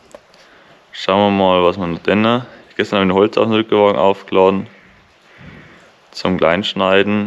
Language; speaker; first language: German; native; German